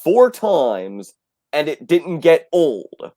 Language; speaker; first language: English; native; English